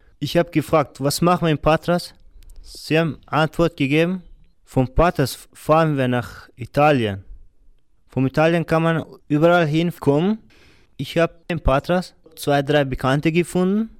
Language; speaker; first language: German; non-native, learner; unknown